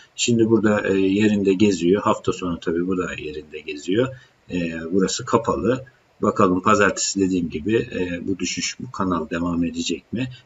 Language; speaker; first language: Turkish; native; Turkish